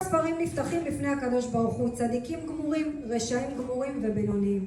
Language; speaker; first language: Hebrew; native; Hebrew